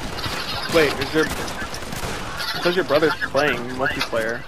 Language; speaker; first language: English; native; English